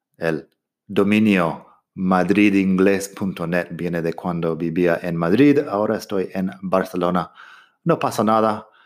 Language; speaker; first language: Spanish; non-native, fluent; English